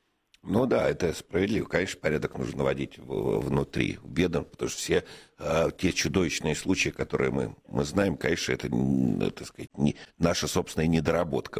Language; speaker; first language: Russian; native; Russian